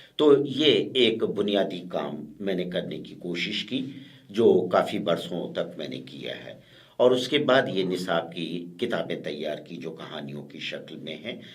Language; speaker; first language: Urdu; native; Urdu